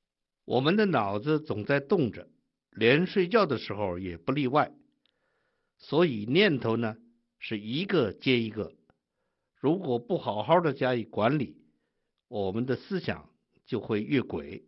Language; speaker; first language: Chinese; native; Chinese